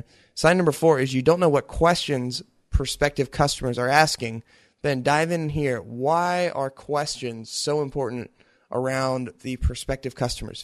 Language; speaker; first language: English; native; English